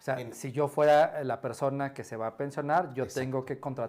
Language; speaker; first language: Spanish; native; Spanish